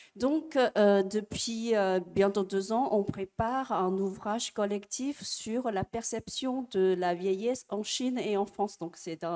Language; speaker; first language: French; non-native, fluent; Chinese